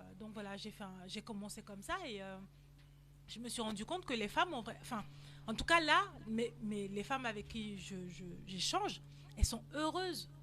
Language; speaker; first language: French; native; French